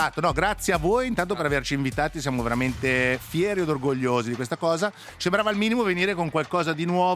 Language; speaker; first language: Italian; native; Italian